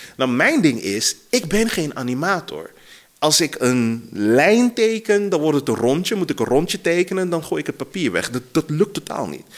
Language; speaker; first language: Dutch; native; Dutch